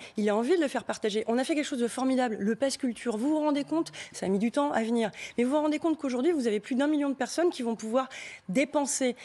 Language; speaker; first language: French; native; French